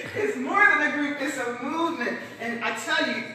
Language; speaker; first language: English; native; English